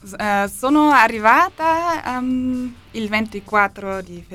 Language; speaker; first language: Italian; non-native, learner; German